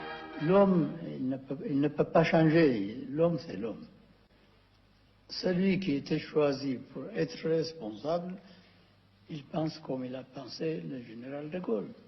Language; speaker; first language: French; non-native, fluent; Amharic